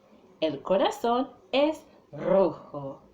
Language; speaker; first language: Spanish; non-native, fluent; English